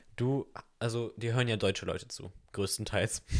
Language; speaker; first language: German; native; German